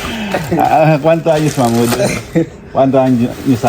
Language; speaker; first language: Spanish; non-native, learner; Filipino